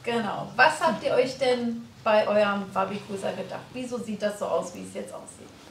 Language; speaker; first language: German; native; German